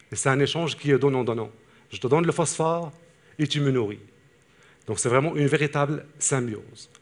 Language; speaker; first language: French; non-native, local second language; Arabic